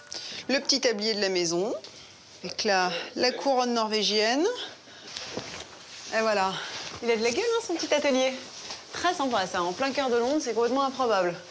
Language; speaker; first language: French; native; French